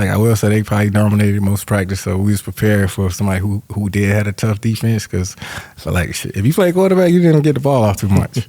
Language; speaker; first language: English; native; English